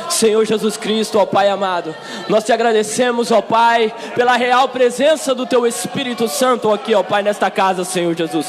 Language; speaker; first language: Portuguese; native; Portuguese